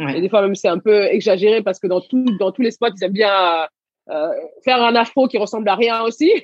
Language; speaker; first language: French; early bilingual, other home language; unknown